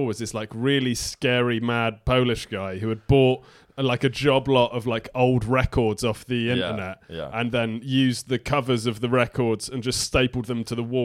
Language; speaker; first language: English; native; English